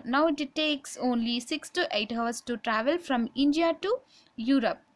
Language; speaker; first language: English; non-native, local second language; Telugu